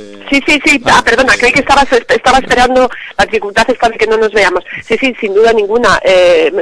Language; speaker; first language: Spanish; native; Spanish